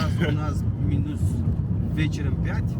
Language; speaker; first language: Russian; non-native, local second language; Uzbek